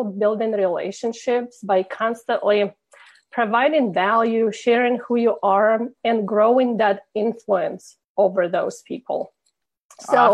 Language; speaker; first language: English; non-native, fluent; Russian